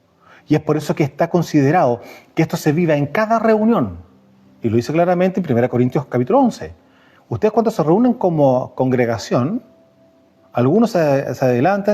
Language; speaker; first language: Spanish; native; Spanish